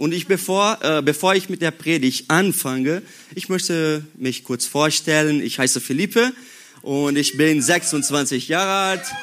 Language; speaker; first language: German; non-native, learner; Portuguese